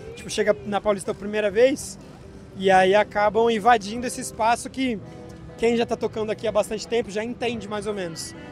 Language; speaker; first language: Portuguese; native; Portuguese